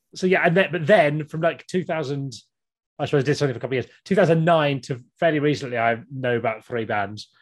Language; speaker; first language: English; native; English